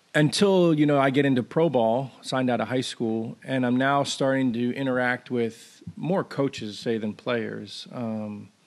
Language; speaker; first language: English; native; English